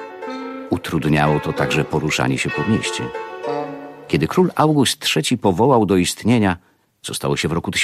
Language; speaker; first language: Polish; native; Polish